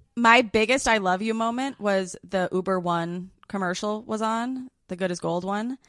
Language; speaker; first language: English; native; English